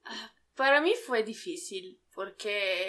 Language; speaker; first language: Spanish; non-native, fluent; Italian